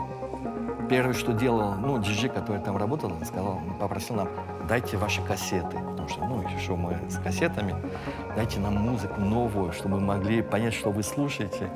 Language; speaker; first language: Russian; early bilingual, heritage; French